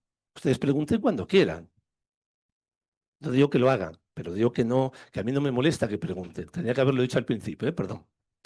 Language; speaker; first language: Spanish; native; Spanish